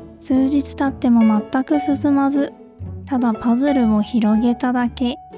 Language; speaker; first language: Japanese; native; Japanese